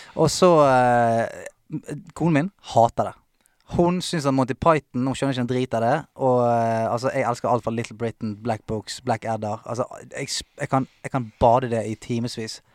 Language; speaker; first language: Norwegian; native; Norwegian